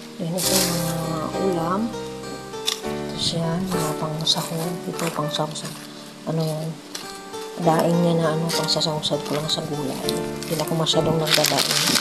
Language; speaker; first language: Filipino; non-native, local second language; Cebuano